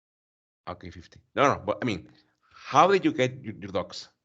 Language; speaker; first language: English; non-native, learner; Spanish